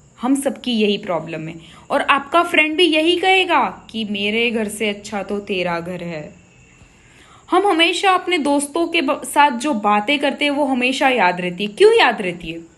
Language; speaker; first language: Hindi; non-native, local second language; Gujarati